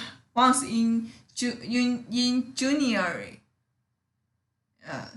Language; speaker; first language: English; non-native, learner; Chinese